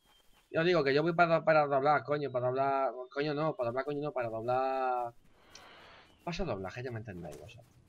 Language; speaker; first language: Spanish; native; Spanish